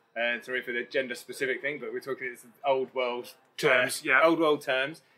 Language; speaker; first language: English; native; English